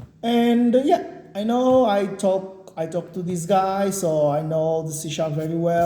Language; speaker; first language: English; non-native, learner; Portuguese